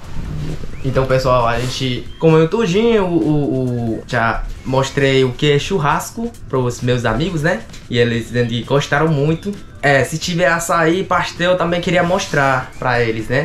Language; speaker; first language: Portuguese; non-native, fluent; Korean